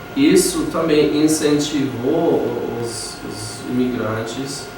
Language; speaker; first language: Portuguese; non-native, fluent; English